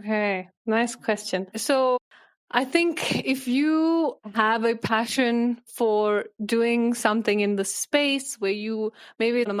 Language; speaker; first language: English; early bilingual, other home language; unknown